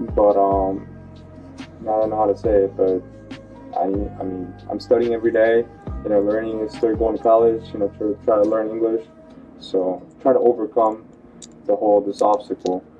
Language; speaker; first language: English; non-native, learner; Korean